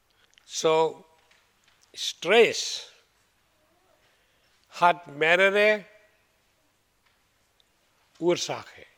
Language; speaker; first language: German; non-native, learner; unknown